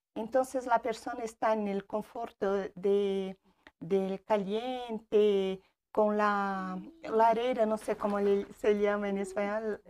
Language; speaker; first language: Spanish; non-native, learner; Portuguese